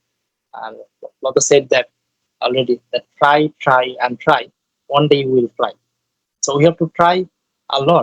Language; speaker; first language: English; non-native, learner; Bangla